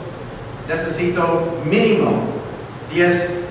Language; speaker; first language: Spanish; non-native, learner; English